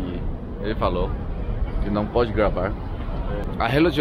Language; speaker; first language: Portuguese; non-native, learner; Korean